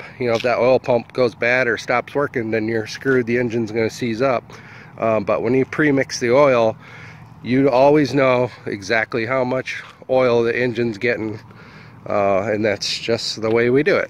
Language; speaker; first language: English; native; English